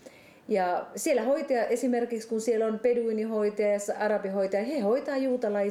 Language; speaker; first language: Finnish; native; Finnish